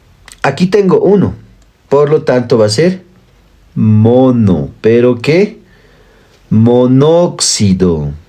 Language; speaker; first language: Spanish; native; Spanish